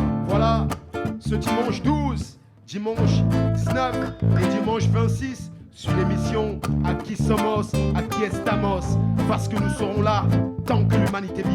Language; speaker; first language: French; native; French